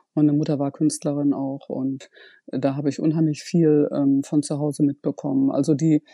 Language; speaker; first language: German; native; German